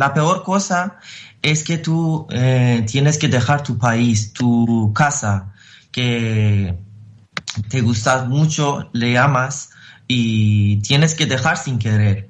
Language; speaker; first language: Spanish; non-native, fluent; Persian